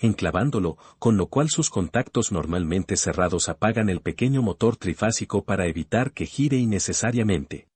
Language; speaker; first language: Spanish; native; Spanish